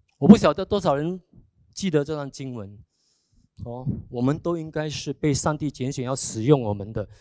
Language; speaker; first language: Chinese; native; Chinese